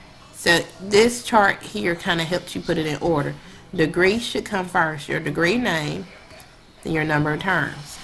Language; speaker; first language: English; native; English